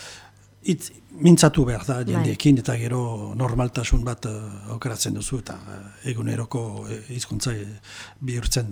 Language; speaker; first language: Basque; non-native, local second language; French